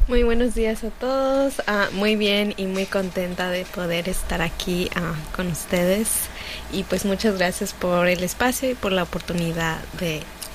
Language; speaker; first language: Spanish; native; Spanish